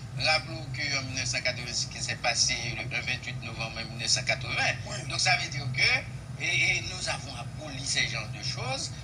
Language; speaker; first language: French; non-native, local second language; Haitian Creole